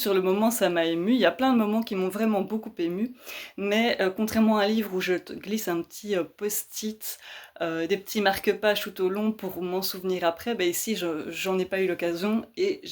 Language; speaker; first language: French; native; French